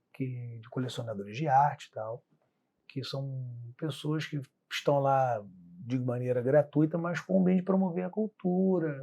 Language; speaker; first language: Portuguese; native; Portuguese